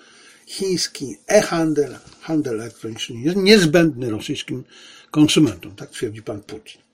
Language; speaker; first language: Polish; native; Polish